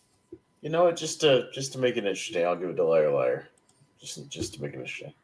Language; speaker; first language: English; native; English